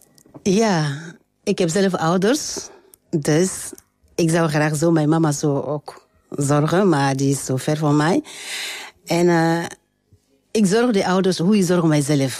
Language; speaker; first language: Dutch; non-native, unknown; French